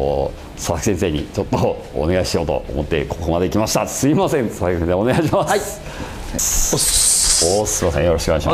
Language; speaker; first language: Japanese; native; Japanese